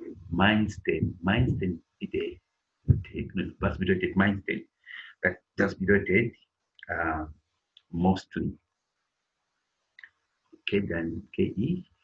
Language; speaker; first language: German; non-native, learner; English